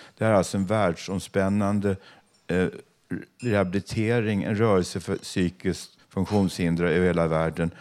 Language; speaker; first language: Swedish; native; Swedish